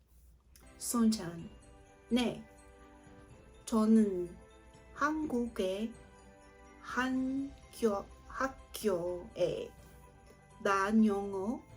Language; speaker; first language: Korean; non-native, learner; English